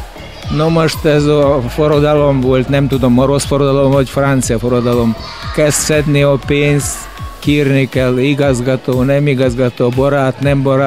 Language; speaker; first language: Hungarian; non-native, learner; Russian